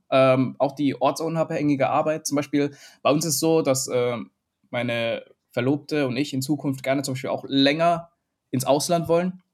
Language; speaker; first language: German; early bilingual, other home language; Vietnamese